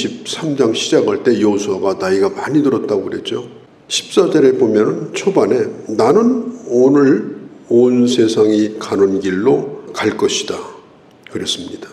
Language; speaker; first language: Korean; native; Korean